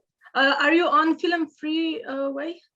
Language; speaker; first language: English; non-native, fluent; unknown